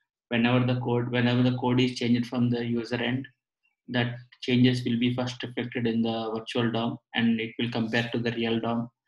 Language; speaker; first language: English; non-native, local second language; Telugu